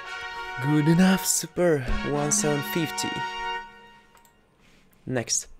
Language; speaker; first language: English; non-native, learner; Russian